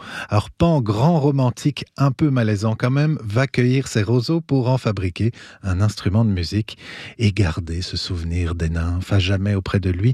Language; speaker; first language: French; native; French